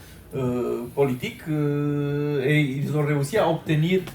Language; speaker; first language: French; non-native, fluent; Romanian